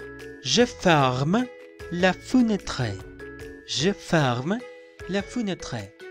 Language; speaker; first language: French; non-native, learner; Spanish